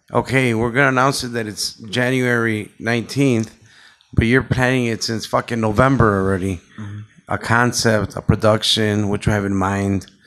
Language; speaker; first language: English; early bilingual, other home language; Spanish